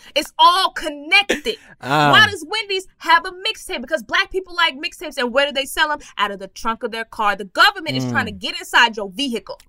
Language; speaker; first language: English; native; English